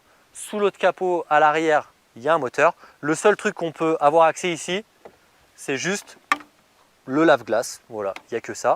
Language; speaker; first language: French; native; French